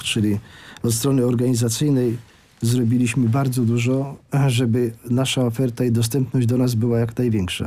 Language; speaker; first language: Polish; native; Polish